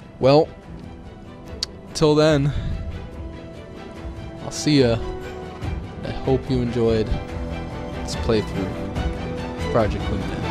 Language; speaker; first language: English; native; English